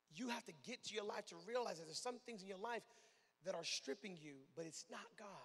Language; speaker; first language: English; native; English